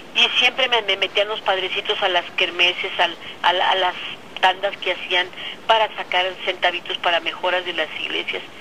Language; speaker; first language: Spanish; native; Spanish